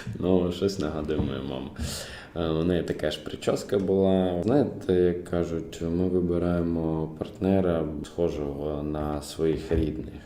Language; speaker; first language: Ukrainian; non-native, local second language; Russian